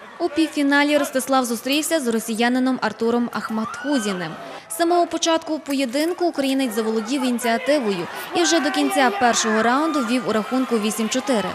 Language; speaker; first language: Ukrainian; native; Ukrainian